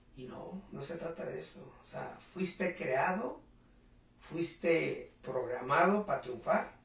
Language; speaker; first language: Spanish; non-native, local second language; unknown